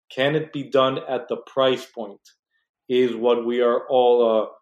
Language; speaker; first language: English; non-native, fluent; Spanish